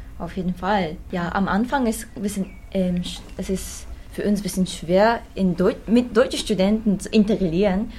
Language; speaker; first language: German; non-native, learner; Japanese